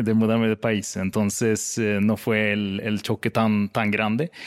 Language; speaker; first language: Spanish; non-native, fluent; Swedish